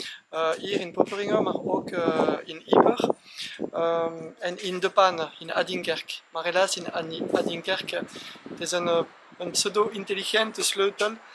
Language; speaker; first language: Dutch; non-native, fluent; French